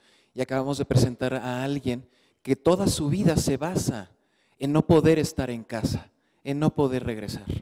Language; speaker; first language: Spanish; native; Spanish